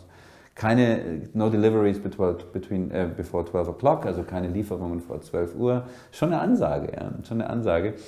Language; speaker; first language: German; native; German